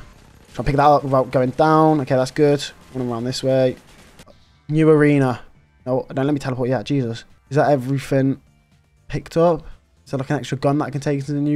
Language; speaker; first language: English; native; English